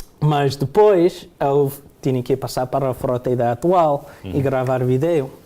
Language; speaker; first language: Portuguese; early bilingual, heritage; Portuguese